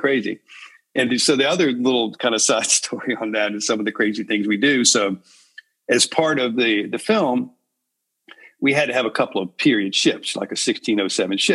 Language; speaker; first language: English; native; English